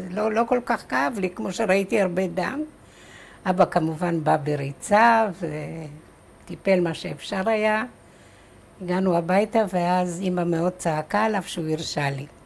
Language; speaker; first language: Hebrew; early bilingual, other home language; Czech